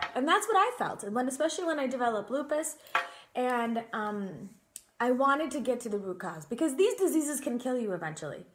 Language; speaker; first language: English; native; English